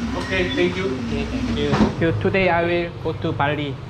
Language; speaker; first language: English; non-native, learner; Korean